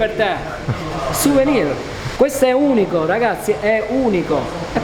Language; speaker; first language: Italian; native; Italian